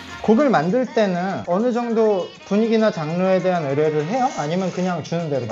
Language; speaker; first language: Korean; native; Korean